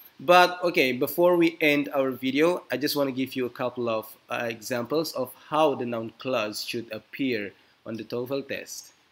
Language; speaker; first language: English; non-native, fluent; Indonesian